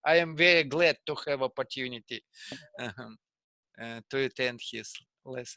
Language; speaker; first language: English; non-native, learner; Russian